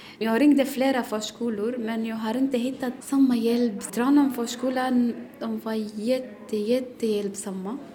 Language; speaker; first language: Swedish; non-native, learner; Arabic